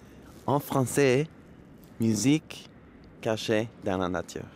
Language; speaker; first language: French; non-native, learner; Spanish